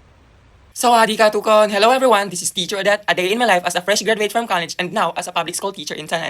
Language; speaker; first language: English; non-native, fluent; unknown